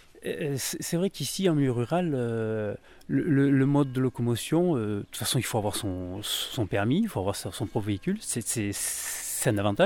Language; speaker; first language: French; native; French